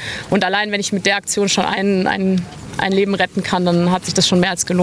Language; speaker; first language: German; native; German